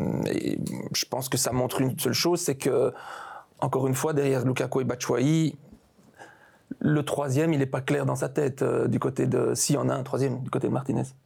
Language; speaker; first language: French; native; French